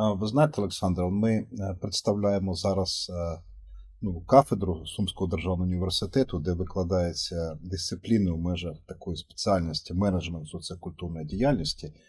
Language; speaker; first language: Ukrainian; native; Ukrainian